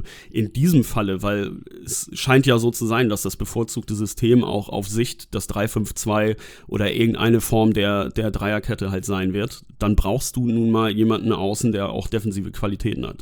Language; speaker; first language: German; native; German